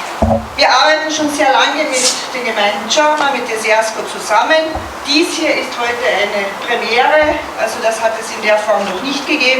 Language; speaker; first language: German; native; German